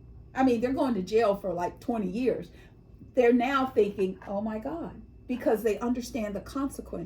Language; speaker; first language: English; native; English